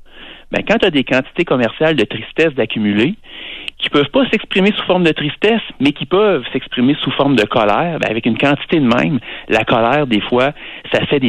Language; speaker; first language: French; native; French